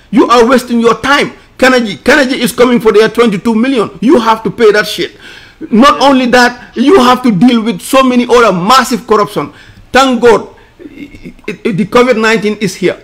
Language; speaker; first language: English; non-native, local second language; Wolof